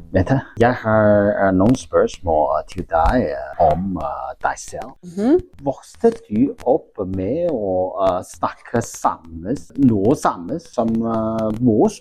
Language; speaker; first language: Norwegian; non-native, learner; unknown